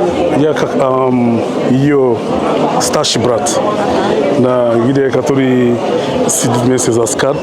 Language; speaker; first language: Russian; non-native, learner; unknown